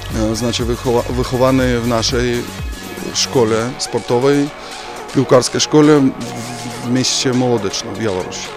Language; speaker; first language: Polish; non-native, learner; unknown